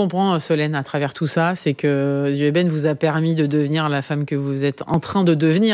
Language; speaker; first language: French; native; French